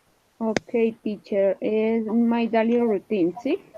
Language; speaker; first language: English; non-native, learner; Spanish